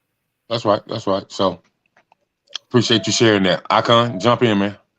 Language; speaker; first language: English; native; English